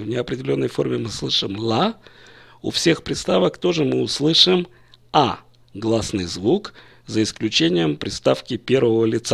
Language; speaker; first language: Russian; native; Russian